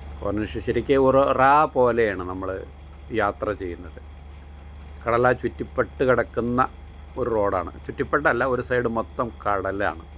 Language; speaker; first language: Malayalam; native; Malayalam